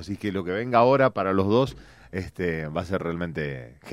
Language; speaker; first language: Spanish; native; Spanish